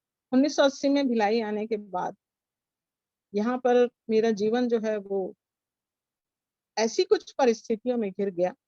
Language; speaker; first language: Hindi; native; Hindi